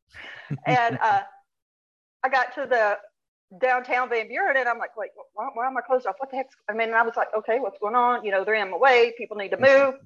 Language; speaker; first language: English; native; English